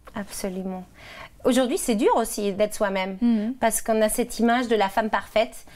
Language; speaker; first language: French; non-native, fluent; German